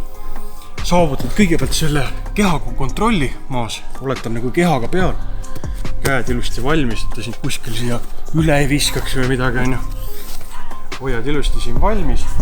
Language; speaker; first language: Estonian; native; Estonian